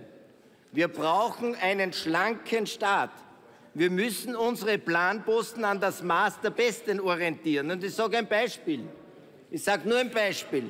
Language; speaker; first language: German; native; German